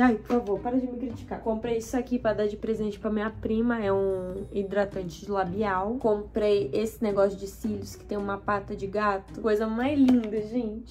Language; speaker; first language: Portuguese; native; Portuguese